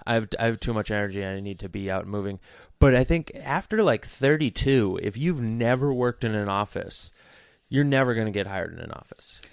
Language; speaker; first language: English; native; English